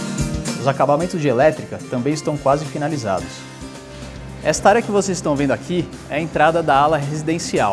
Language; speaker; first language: Portuguese; native; Portuguese